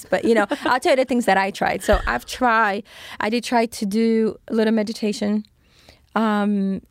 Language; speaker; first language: English; non-native, fluent; Portuguese